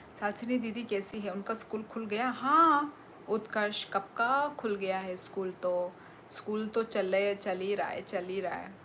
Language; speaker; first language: Hindi; non-native, local second language; Kok Borok